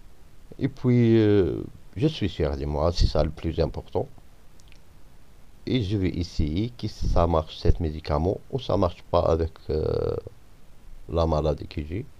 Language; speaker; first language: French; non-native, fluent; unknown